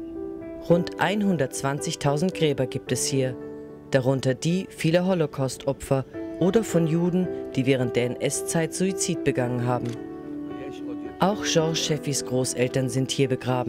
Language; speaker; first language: German; native; German